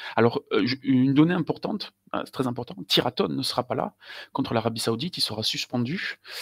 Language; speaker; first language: French; native; French